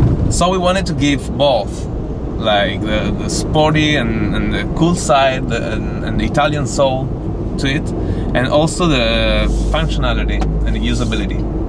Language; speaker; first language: English; non-native, fluent; Italian